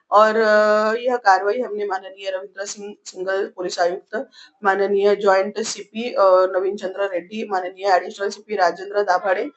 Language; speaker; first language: Hindi; non-native, local second language; Marathi